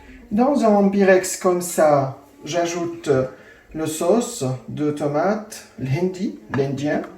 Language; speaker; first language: French; non-native, fluent; Arabic